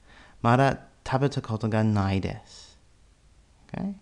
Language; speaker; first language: Japanese; non-native, fluent; English